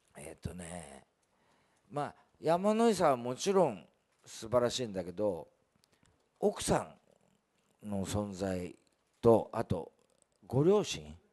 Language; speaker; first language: Japanese; native; Japanese